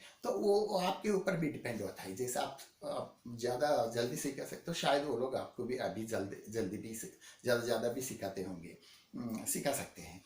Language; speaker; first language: Hindi; non-native, local second language; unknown